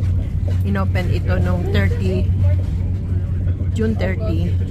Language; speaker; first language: Filipino; native; Filipino